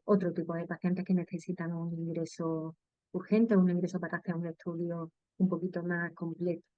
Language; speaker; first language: Spanish; native; Spanish